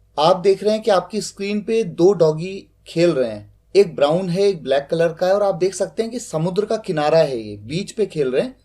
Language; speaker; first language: Hindi; native; Hindi